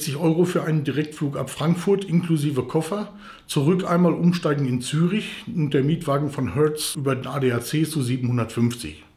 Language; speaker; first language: German; native; German